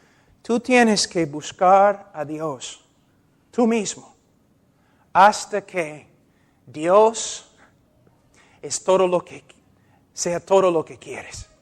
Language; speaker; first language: Spanish; non-native, fluent; English